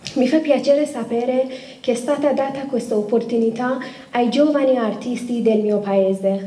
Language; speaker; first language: Italian; non-native, fluent; Persian